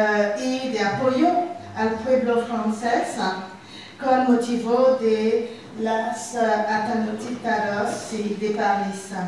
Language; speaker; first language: Spanish; non-native, learner; French